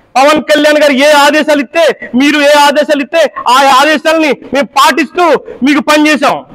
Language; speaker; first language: Telugu; native; Telugu